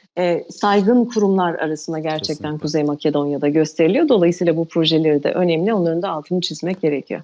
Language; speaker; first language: Turkish; non-native, local second language; Albanian